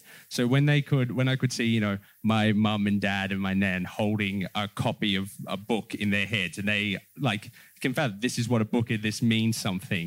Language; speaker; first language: English; native; English